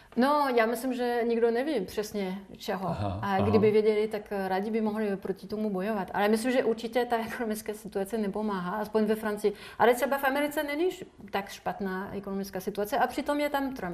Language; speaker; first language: Czech; non-native, fluent; French